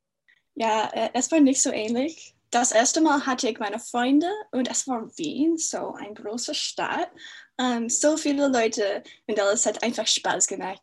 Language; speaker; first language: German; non-native, fluent; English